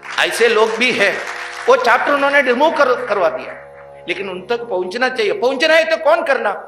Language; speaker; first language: Hindi; non-native, local second language; Malayalam